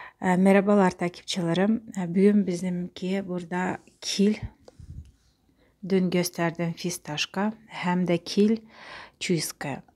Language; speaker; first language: Turkish; non-native, fluent; Russian